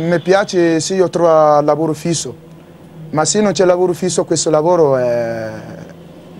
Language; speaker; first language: Italian; non-native, learner; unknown